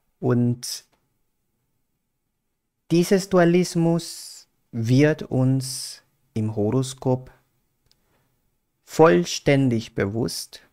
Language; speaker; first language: German; non-native, fluent; Spanish